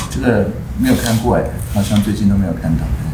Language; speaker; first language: Chinese; native; Chinese